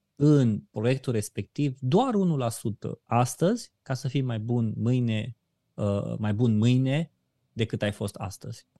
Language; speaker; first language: Romanian; native; Romanian